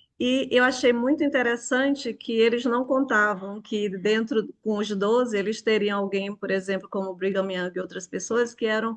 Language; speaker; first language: Portuguese; native; Portuguese